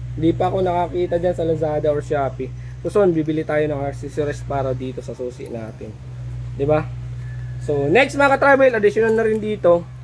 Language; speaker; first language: Filipino; non-native, local second language; Waray